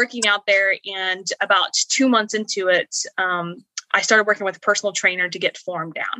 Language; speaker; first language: English; native; English